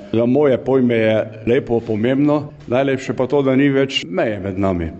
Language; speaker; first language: Slovenian; non-native, local second language; Hungarian